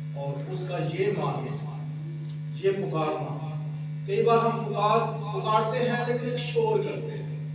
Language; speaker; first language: Urdu; non-native, local second language; Punjabi